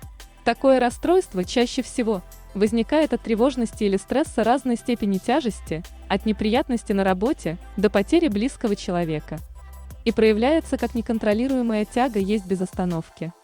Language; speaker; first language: Russian; native; Russian